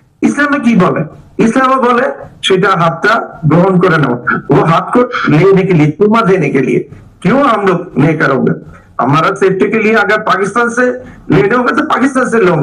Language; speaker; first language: Hindi; non-native, learner; Bangla